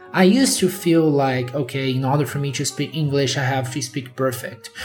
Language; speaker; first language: English; non-native, fluent; Portuguese